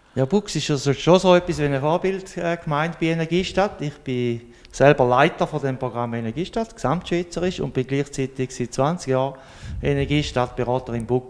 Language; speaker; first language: German; native; German